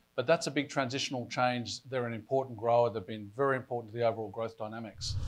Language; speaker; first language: English; native; English